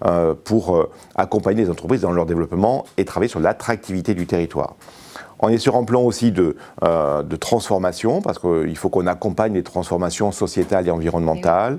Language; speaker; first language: French; native; French